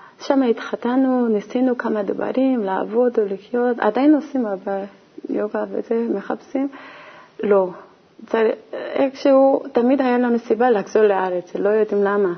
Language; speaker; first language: Hebrew; non-native, learner; Korean